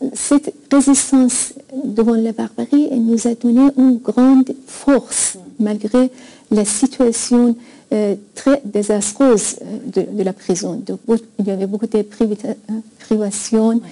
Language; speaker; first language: French; non-native, fluent; Persian